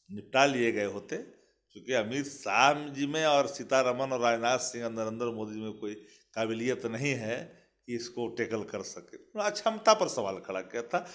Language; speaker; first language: Hindi; native; Hindi